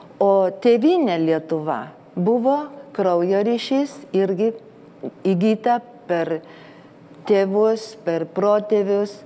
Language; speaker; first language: Lithuanian; early bilingual, heritage; Lithuanian